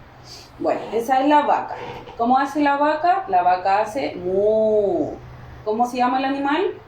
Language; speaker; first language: Spanish; native; Spanish